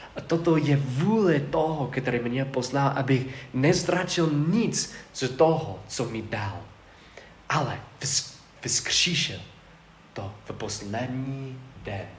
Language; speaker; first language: Czech; non-native, fluent; English